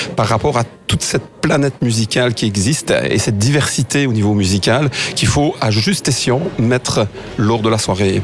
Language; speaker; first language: French; native; French